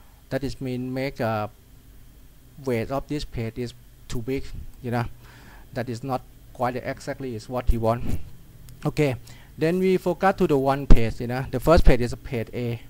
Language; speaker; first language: English; non-native, learner; Thai